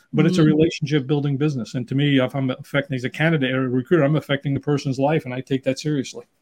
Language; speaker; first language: English; native; English